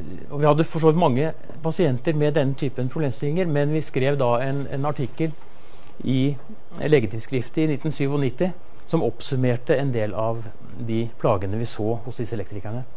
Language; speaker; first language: Norwegian; native; Norwegian